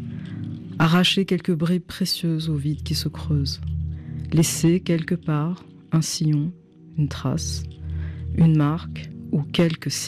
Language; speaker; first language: French; native; French